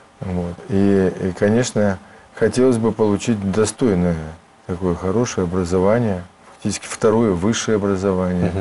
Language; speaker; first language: Russian; native; Russian